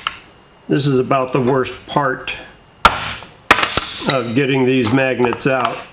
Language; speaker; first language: English; native; English